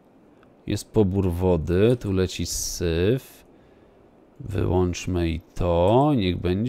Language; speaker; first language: Polish; native; Polish